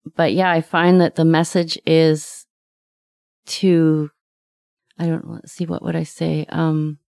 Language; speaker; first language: English; native; English